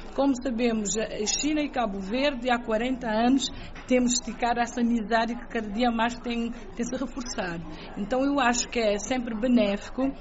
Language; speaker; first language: Portuguese; non-native, local second language; Kabuverdianu